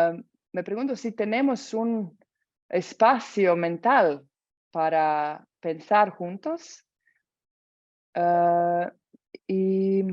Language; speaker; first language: Spanish; non-native, fluent; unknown